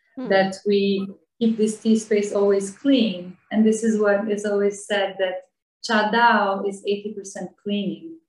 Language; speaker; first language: English; non-native, fluent; Bosnian